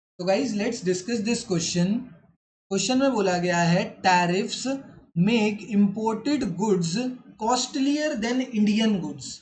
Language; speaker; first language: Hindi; native; Hindi